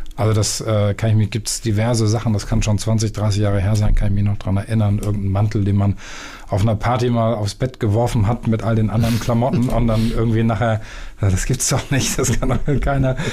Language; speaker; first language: German; native; German